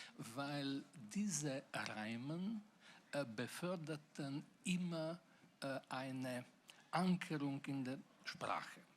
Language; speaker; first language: German; non-native, fluent; Slovenian